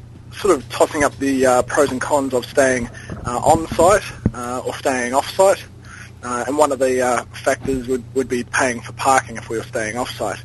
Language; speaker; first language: English; native; English